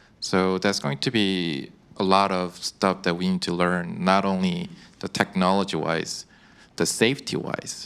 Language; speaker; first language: English; non-native, fluent; Korean